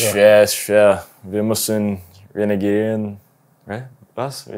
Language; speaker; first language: German; non-native, learner; English